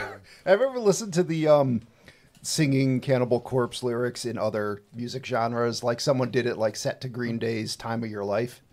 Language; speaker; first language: English; native; English